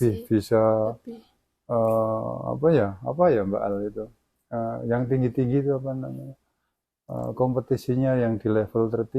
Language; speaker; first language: Indonesian; native; Indonesian